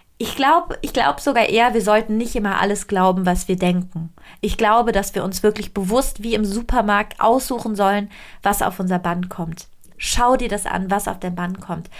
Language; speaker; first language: German; non-native, fluent; Italian